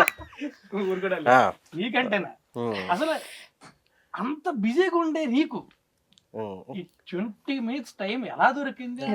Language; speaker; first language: Telugu; native; Telugu